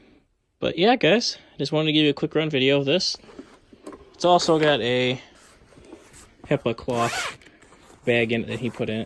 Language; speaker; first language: English; native; English